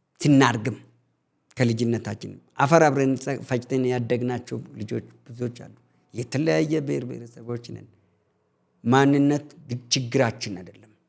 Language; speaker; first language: Amharic; non-native, local second language; Oromo